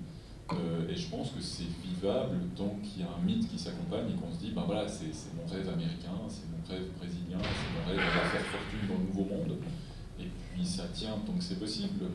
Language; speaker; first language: French; native; French